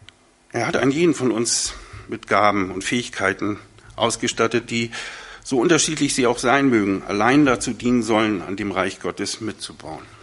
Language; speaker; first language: German; native; German